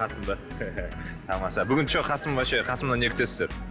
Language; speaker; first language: Kazakh; native; Kazakh